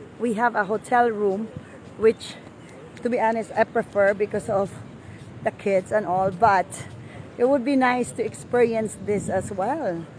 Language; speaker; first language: English; non-native, local second language; Filipino